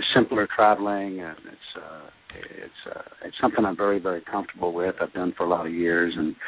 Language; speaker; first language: English; early bilingual, other home language; French